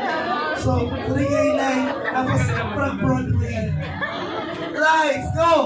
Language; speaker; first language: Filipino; non-native, local second language; Cebuano